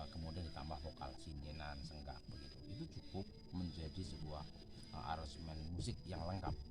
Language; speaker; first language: Indonesian; non-native, local second language; Javanese